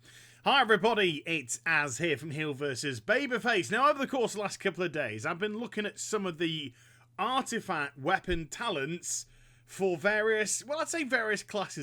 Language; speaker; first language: English; native; English